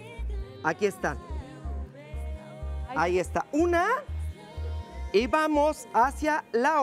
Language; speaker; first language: Spanish; native; Spanish